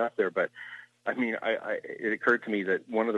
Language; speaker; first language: English; native; English